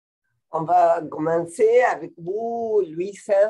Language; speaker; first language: French; non-native, fluent; Spanish